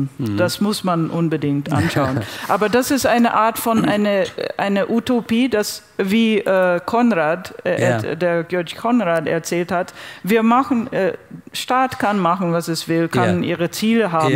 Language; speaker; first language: German; non-native, fluent; English